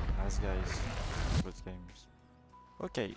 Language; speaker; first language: English; non-native, learner; French